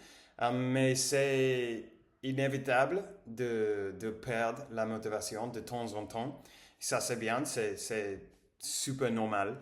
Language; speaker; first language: French; non-native, learner; English